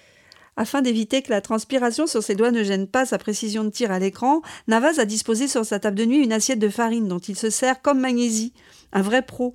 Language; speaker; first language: French; native; French